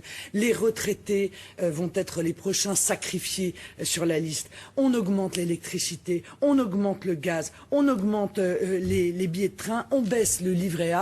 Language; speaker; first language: French; native; French